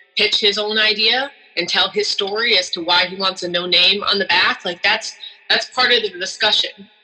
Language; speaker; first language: English; native; English